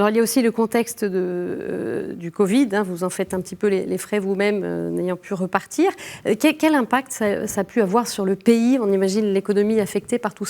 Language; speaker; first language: French; native; French